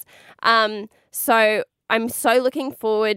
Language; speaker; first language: English; native; English